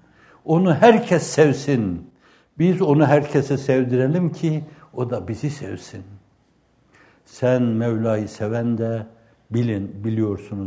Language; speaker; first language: Turkish; native; Turkish